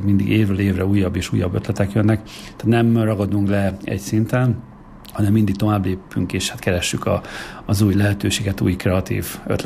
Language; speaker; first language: Hungarian; native; Hungarian